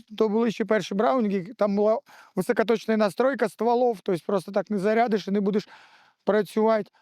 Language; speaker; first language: Ukrainian; non-native, local second language; Russian